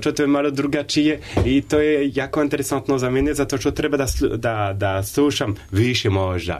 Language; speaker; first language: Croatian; non-native, learner; French